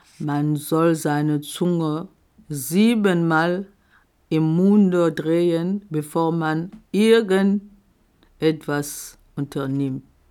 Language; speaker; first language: German; non-native, fluent; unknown